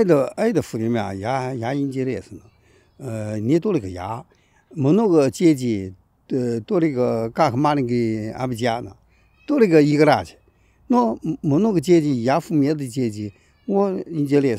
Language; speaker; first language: Russian; non-native, learner; Chinese